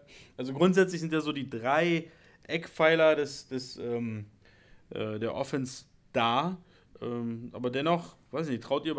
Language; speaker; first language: German; native; German